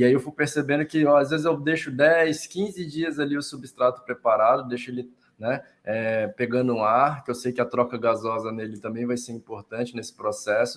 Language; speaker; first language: Portuguese; native; Portuguese